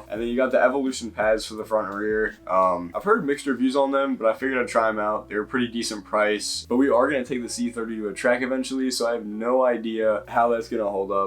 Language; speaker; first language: English; native; English